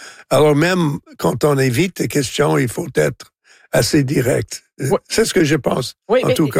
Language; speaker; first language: French; non-native, local second language; English